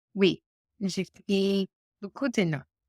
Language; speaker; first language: French; non-native, learner; English